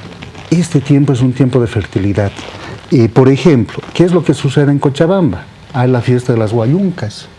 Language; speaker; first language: Spanish; native; Spanish